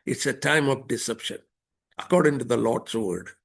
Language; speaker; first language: English; non-native, local second language; Malayalam